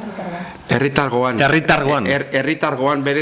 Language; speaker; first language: Basque; native; Basque